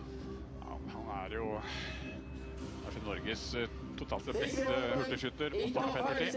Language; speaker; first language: Norwegian; native; Norwegian